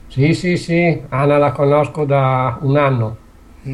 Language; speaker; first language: Spanish; non-native, learner; Italian